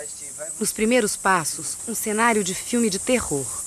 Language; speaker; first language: Portuguese; native; Portuguese